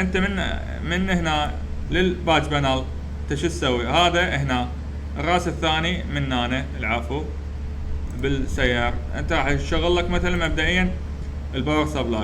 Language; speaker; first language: Arabic; native; Arabic